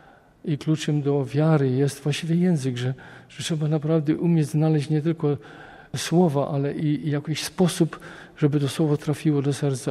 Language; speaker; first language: Polish; native; Polish